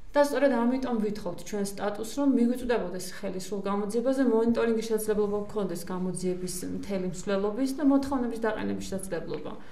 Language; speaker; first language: Georgian; native; Georgian